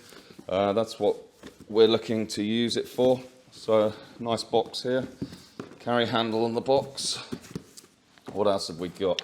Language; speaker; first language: English; native; English